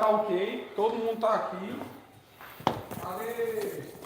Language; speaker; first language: Portuguese; native; Portuguese